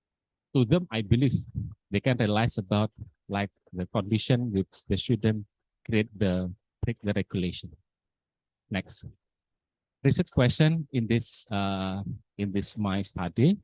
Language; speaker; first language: English; non-native, learner; Indonesian